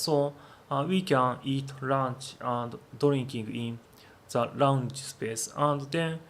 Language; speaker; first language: English; non-native, learner; Japanese